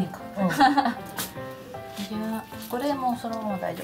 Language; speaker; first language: Japanese; non-native, learner; Spanish